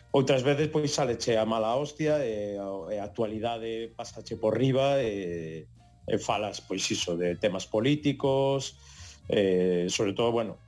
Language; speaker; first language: Galician; native; Galician